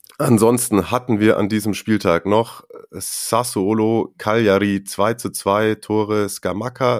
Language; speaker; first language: German; native; German